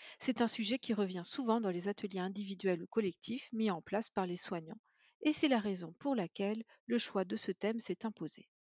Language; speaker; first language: French; native; French